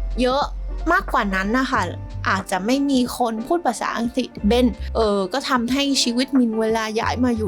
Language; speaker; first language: Thai; non-native, fluent; Vietnamese